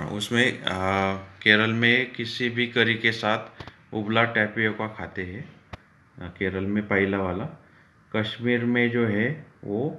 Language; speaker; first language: Hindi; non-native, local second language; Marathi